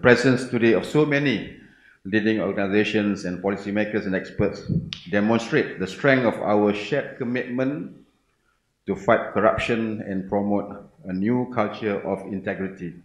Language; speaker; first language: English; non-native, local second language; Malay